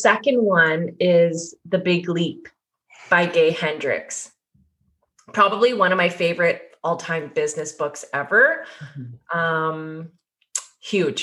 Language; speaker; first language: English; native; English